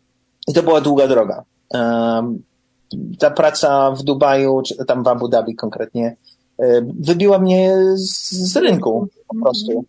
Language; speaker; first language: Polish; early bilingual, heritage; English